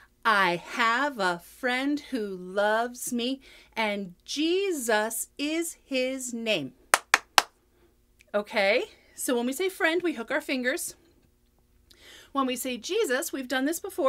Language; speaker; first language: English; native; English